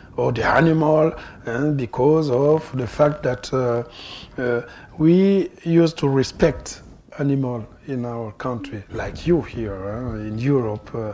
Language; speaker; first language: English; non-native, fluent; Lingala